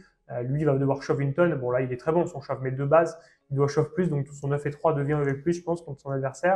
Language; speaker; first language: French; native; French